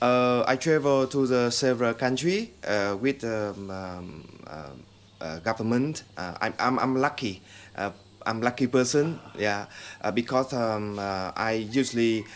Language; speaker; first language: English; non-native, fluent; Vietnamese